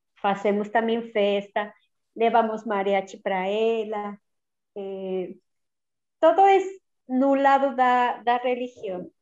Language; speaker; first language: Portuguese; non-native, learner; Spanish